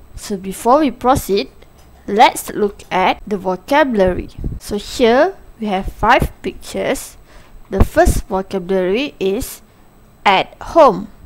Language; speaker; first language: English; non-native, local second language; Malay